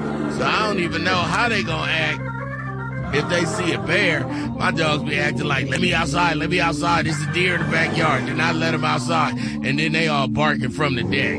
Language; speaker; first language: English; native; English